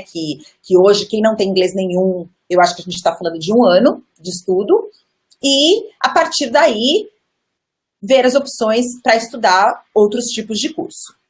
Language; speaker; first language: Portuguese; native; Portuguese